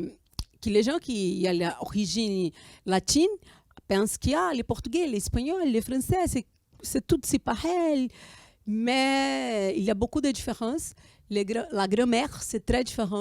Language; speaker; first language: French; non-native, fluent; Portuguese